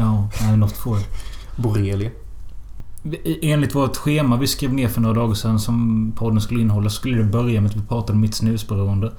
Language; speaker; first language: Swedish; native; Swedish